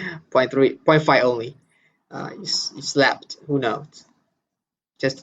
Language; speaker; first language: English; non-native, fluent; Burmese